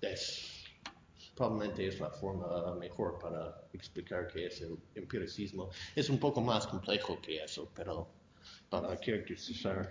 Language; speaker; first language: Spanish; non-native, fluent; English